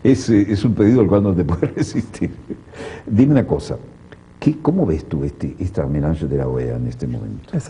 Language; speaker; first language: Spanish; native; Spanish